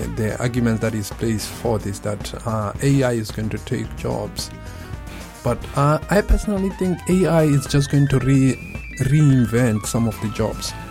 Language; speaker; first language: English; non-native, local second language; Tswana